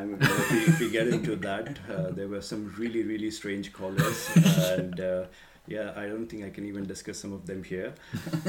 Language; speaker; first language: English; non-native, local second language; Marathi